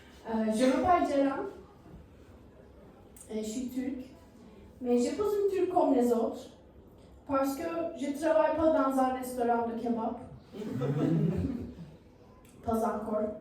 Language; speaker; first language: French; non-native, learner; Turkish